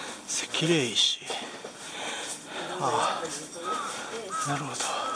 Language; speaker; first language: Japanese; native; Japanese